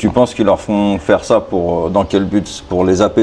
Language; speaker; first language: French; native; French